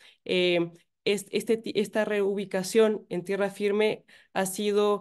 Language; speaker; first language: Spanish; native; Spanish